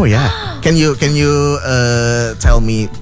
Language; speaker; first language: English; non-native, learner; Indonesian